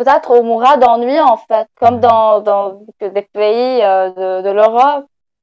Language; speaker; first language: French; non-native, local second language; Arabic